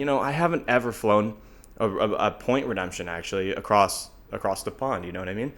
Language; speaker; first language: English; native; English